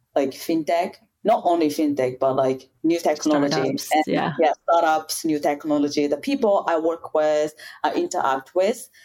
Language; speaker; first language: English; non-native, fluent; Japanese